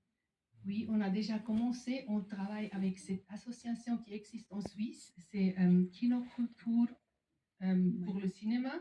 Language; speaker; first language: French; non-native, fluent; German